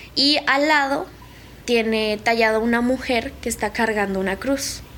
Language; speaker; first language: Spanish; native; Spanish